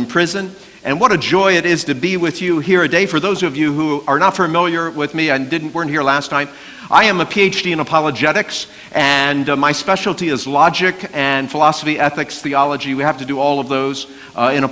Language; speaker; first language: English; native; English